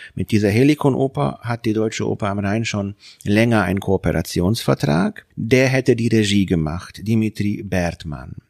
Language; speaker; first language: German; non-native, fluent; Hungarian